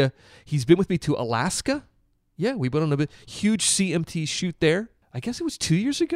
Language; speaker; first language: English; native; English